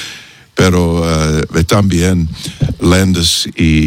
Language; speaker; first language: Spanish; non-native, learner; English